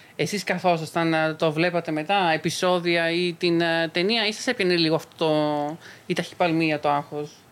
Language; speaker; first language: Greek; native; Greek